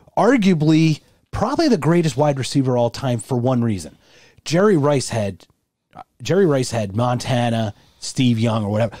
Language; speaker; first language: English; native; English